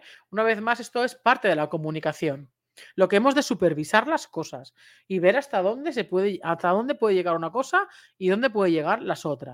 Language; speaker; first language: Spanish; native; Spanish